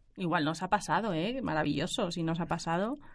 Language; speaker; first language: Spanish; native; Spanish